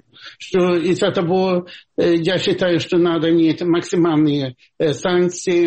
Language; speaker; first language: Russian; non-native, fluent; Swedish